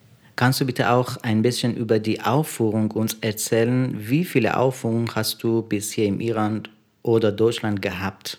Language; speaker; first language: German; non-native, learner; Persian